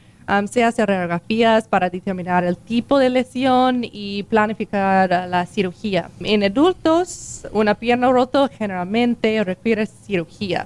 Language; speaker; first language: Spanish; non-native, learner; English